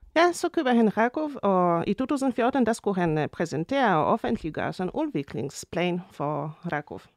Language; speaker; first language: Danish; non-native, fluent; Polish